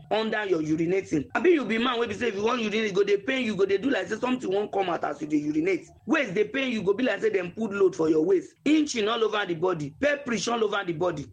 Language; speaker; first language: Nigerian Pidgin; non-native, local second language; Yoruba